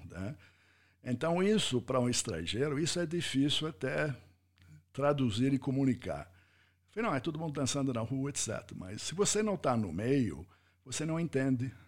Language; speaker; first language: Portuguese; non-native, fluent; English